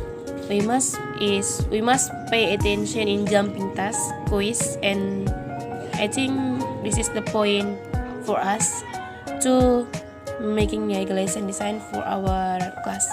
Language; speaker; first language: English; non-native, learner; Indonesian